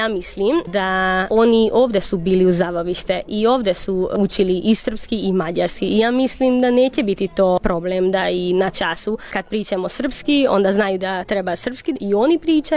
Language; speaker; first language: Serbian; non-native, local second language; Hungarian